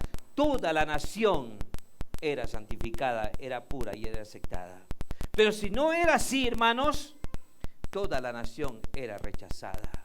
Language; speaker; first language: Spanish; native; Spanish